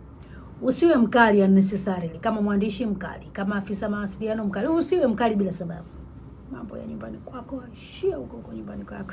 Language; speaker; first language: Swahili; native; Swahili